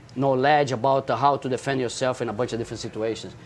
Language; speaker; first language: English; non-native, fluent; Portuguese